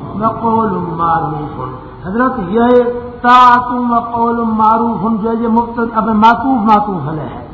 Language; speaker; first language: Urdu; non-native, local second language; Pashto